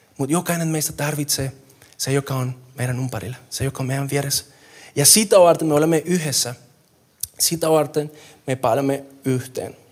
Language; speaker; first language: Finnish; non-native, fluent; Spanish